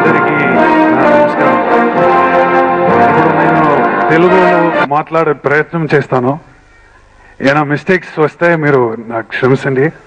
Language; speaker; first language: Telugu; non-native, learner; Malayalam